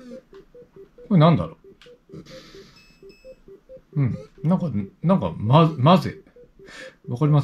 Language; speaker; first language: Japanese; native; Japanese